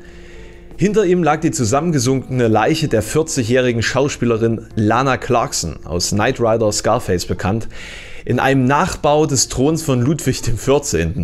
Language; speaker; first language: German; native; German